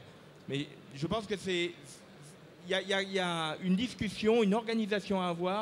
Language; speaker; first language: French; native; French